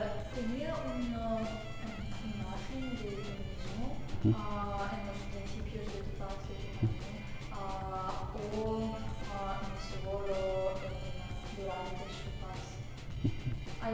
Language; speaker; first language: Spanish; non-native, learner; Russian